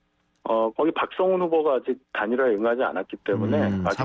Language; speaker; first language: Korean; native; Korean